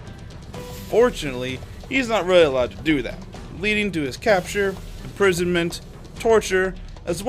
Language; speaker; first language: English; native; English